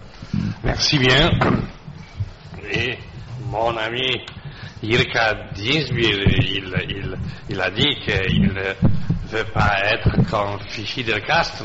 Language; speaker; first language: French; non-native, fluent; Polish